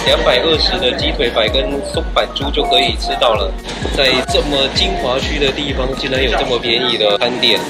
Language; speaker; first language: Chinese; native; Chinese